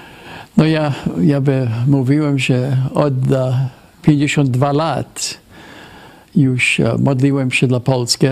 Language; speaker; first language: Polish; early bilingual, heritage; Polish